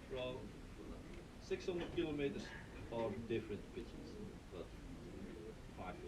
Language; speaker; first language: English; non-native, learner; Dutch